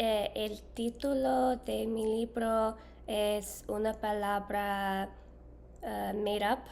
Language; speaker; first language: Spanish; non-native, learner; English